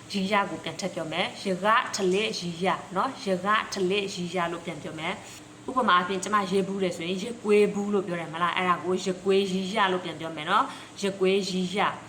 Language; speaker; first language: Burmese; non-native, local second language; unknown